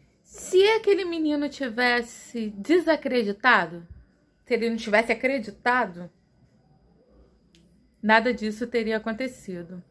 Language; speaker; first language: Portuguese; native; Portuguese